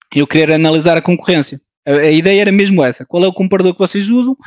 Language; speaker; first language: Portuguese; early bilingual, heritage; French